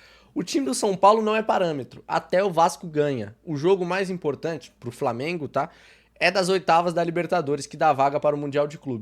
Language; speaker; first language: Portuguese; native; Portuguese